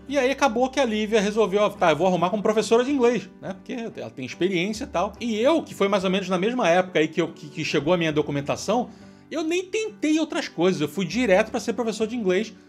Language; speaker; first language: Portuguese; native; Portuguese